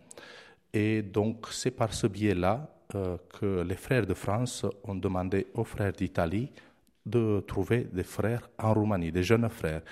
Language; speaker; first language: French; non-native, fluent; Romanian